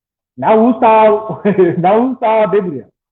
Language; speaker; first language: Portuguese; non-native, learner; English